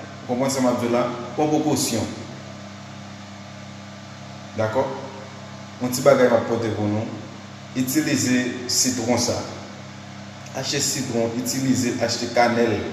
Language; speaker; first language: French; non-native, learner; Haitian Creole